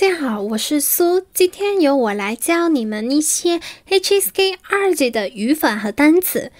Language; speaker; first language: Chinese; non-native, fluent; Spanish